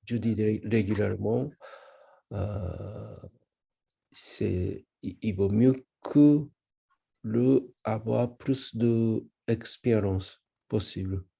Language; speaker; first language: French; non-native, learner; Japanese